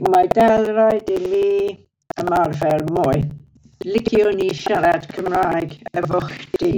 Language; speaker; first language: Welsh; non-native, learner; English